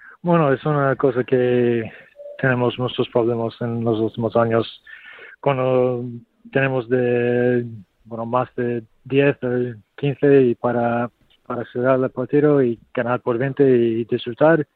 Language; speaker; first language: Spanish; non-native, learner; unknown